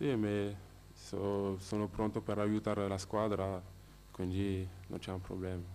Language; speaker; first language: Italian; non-native, fluent; French